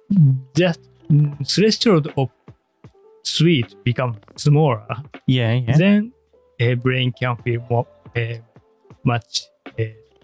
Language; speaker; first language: English; non-native, learner; Japanese